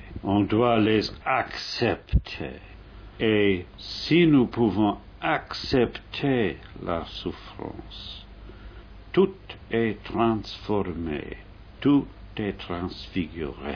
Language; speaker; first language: French; non-native, fluent; English